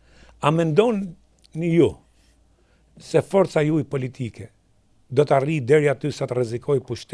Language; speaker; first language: Albanian; native; Albanian